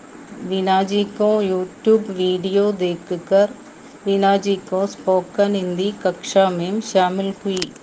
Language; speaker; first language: Hindi; non-native, learner; Malayalam